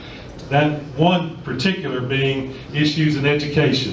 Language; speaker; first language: English; native; English